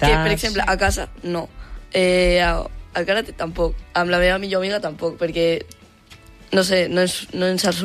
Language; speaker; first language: Catalan; non-native, local second language; Spanish